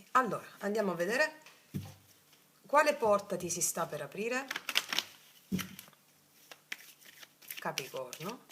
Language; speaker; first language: Italian; native; Italian